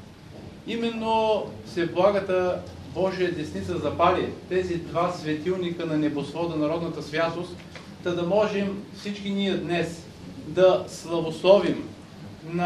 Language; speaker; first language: Bulgarian; native; Bulgarian